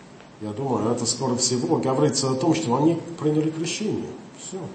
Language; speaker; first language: Russian; non-native, fluent; English